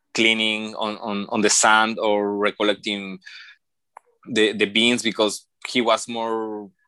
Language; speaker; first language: English; non-native, learner; Spanish